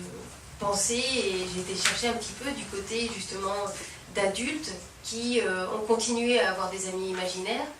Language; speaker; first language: French; native; French